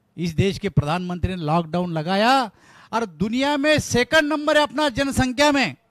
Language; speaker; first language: Hindi; non-native, local second language; Marathi